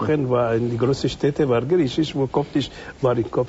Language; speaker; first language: German; non-native, fluent; Arabic